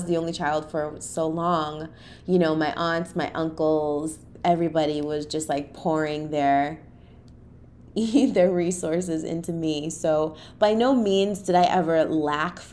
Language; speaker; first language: English; native; English